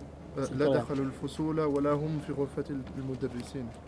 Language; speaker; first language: Arabic; non-native, learner; French